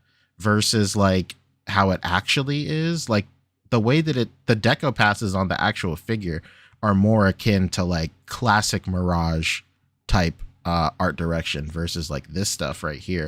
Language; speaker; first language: English; native; English